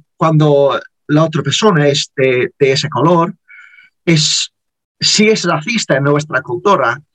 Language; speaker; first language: Spanish; non-native, learner; English